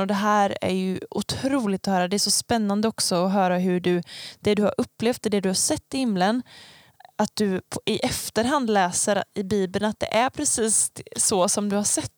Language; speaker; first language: Swedish; native; Swedish